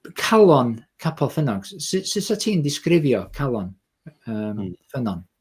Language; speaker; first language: Welsh; native; Welsh